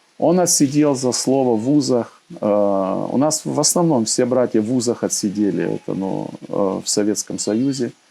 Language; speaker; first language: Russian; native; Russian